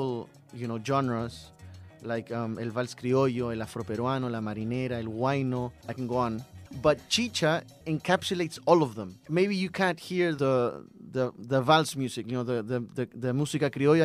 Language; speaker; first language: English; early bilingual, other home language; Spanish